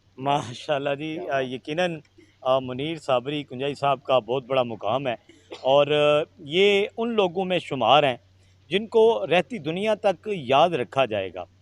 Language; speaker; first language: Urdu; non-native, local second language; Punjabi